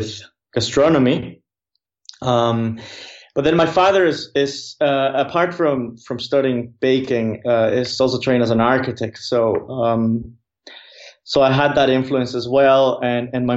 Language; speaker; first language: English; non-native, fluent; Spanish